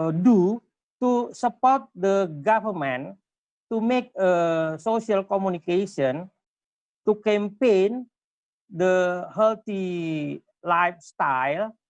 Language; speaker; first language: English; non-native, local second language; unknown